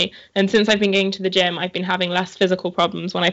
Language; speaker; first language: English; native; English